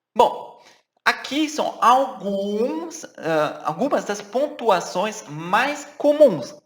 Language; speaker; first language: Portuguese; non-native, fluent; French